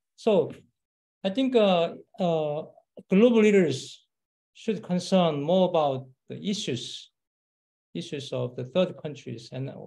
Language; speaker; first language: English; non-native, learner; Korean